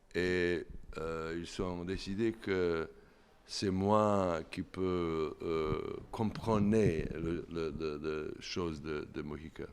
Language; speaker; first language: French; non-native, learner; Serbian